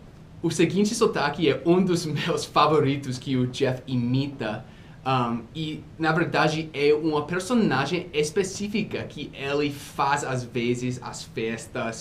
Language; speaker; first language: Portuguese; non-native, fluent; English